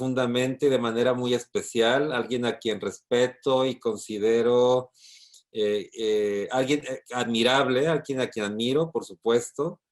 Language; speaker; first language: Spanish; native; Spanish